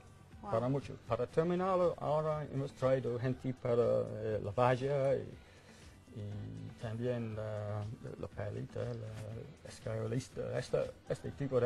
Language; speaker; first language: Spanish; non-native, fluent; English